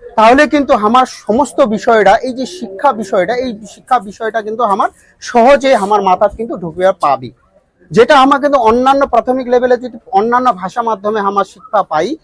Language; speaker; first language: Bangla; non-native, local second language; Rangpuri